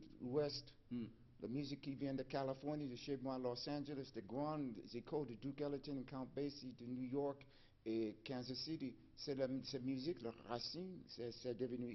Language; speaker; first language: French; non-native, fluent; English